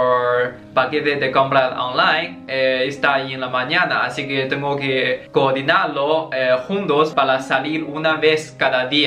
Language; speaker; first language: Spanish; non-native, learner; Chinese